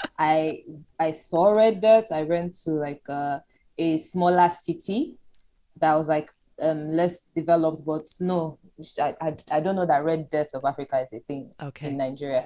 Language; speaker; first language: English; non-native, local second language; Yoruba